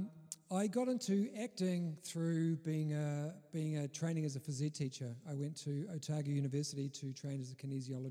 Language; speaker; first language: English; native; English